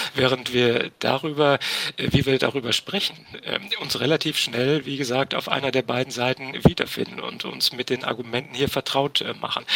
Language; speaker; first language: German; native; German